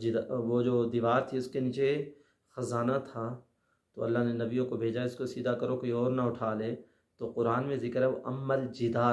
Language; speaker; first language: Urdu; native; Urdu